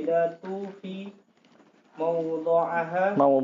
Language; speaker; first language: Arabic; non-native, learner; Indonesian